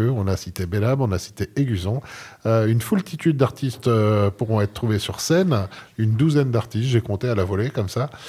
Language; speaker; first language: French; native; French